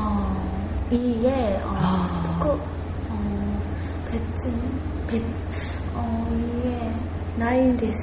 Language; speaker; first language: Japanese; non-native, learner; Korean